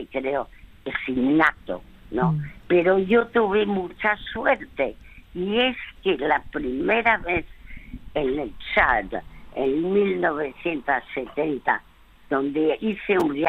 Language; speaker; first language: Spanish; early bilingual, other home language; French